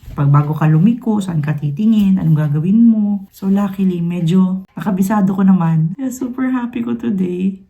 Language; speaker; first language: Filipino; native; Filipino